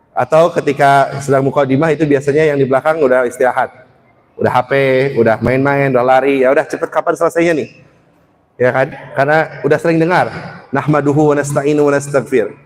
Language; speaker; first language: Indonesian; early bilingual, heritage; Indonesian